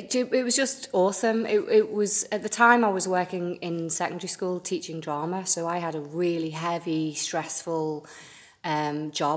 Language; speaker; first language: English; native; English